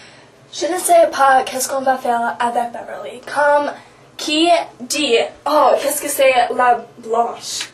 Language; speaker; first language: French; non-native, learner; English